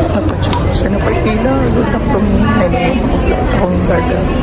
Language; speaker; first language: Cebuano; native; Cebuano